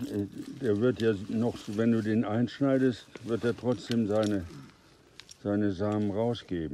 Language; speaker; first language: German; native; German